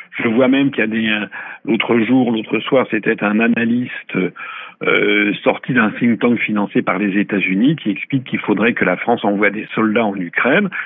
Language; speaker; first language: French; native; French